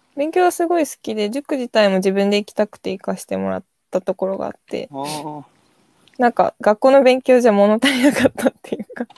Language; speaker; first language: Japanese; native; Japanese